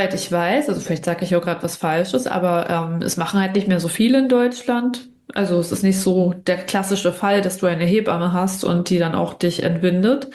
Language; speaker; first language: German; native; German